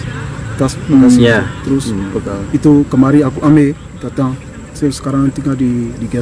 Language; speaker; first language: Indonesian; non-native, learner; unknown